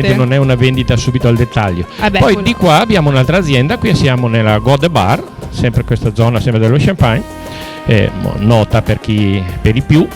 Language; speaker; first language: Italian; native; Italian